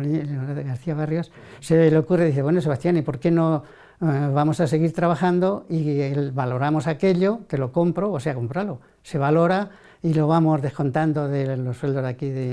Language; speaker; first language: Spanish; native; Spanish